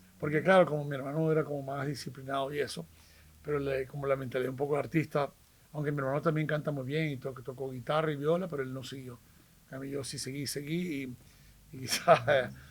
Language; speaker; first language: Spanish; native; Spanish